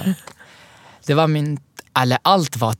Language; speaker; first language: Swedish; non-native, learner; Arabic